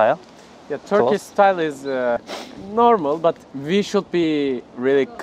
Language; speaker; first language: English; non-native, learner; Turkish